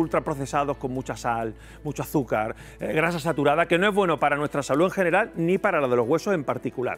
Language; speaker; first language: Spanish; native; Spanish